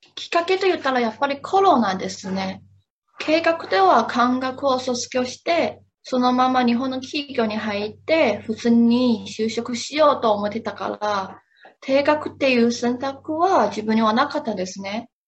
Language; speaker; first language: Japanese; non-native, fluent; Chinese